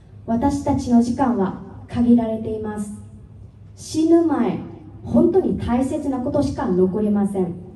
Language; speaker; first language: Japanese; non-native, fluent; Vietnamese